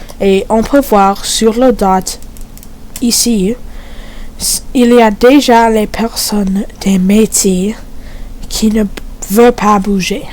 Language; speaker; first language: French; non-native, learner; English